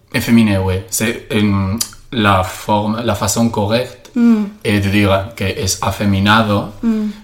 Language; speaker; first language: French; non-native, fluent; Spanish